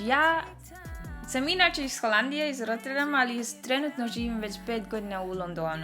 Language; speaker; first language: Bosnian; early bilingual, heritage; Dutch